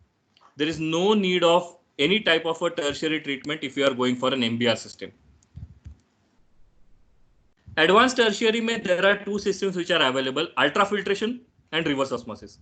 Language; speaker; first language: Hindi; non-native, local second language; Marathi